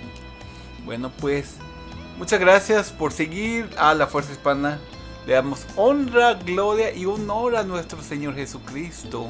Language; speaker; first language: Spanish; early bilingual, heritage; Spanish